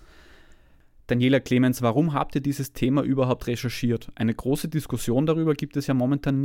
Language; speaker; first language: German; native; German